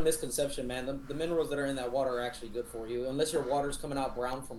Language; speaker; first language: English; native; English